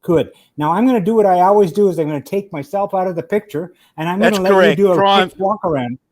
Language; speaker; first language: English; native; English